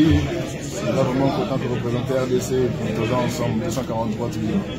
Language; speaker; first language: French; native; French